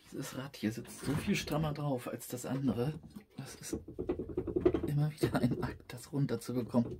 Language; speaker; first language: German; native; German